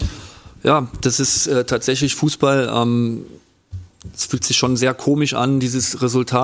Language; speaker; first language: German; native; German